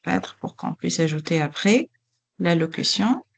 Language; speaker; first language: French; non-native, local second language; Arabic